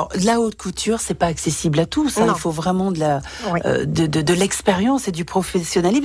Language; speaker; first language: French; native; French